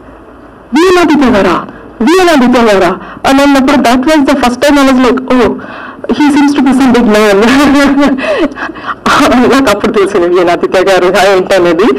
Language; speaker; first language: Telugu; native; Telugu